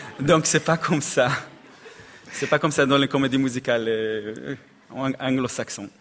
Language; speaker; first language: French; non-native, fluent; Hebrew